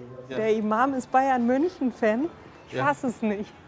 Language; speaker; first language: German; native; German